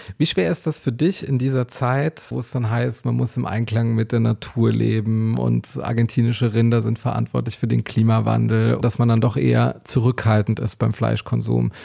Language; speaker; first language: German; native; German